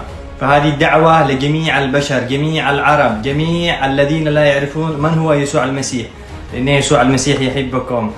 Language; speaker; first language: Arabic; native; Arabic